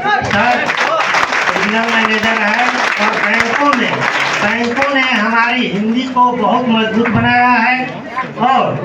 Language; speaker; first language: Hindi; native; Hindi